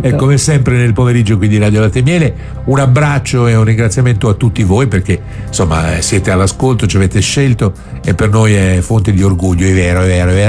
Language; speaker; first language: Italian; native; Italian